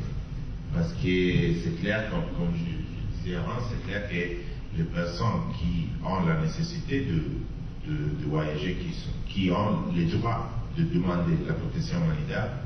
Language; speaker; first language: French; non-native, fluent; Italian